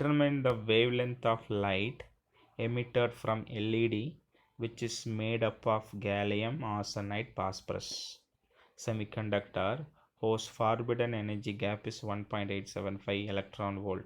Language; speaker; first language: English; non-native, local second language; Tamil